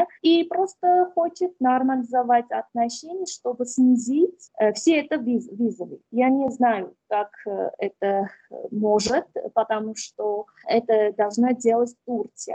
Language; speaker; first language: Russian; non-native, fluent; Armenian